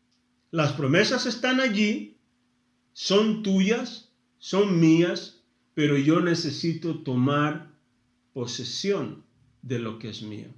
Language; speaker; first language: Spanish; non-native, fluent; Portuguese